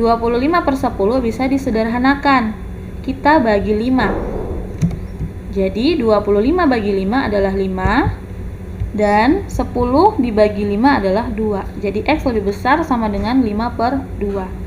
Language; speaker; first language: Indonesian; native; Indonesian